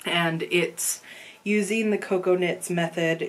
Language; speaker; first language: English; native; English